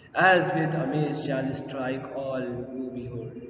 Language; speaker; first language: English; non-native, local second language; Urdu